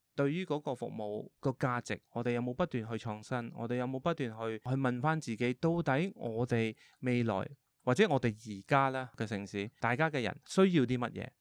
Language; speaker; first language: Cantonese; early bilingual, heritage; Cantonese